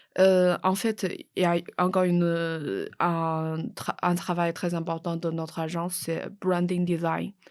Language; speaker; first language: French; non-native, fluent; Chinese